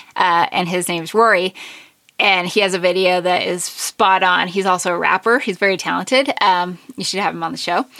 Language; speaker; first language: English; native; English